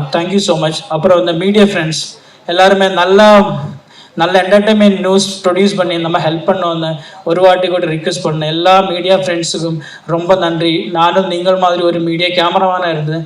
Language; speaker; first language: Tamil; non-native, learner; Malayalam